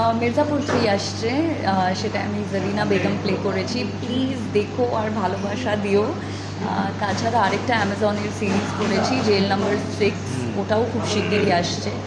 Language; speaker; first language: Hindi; non-native, local second language; Bangla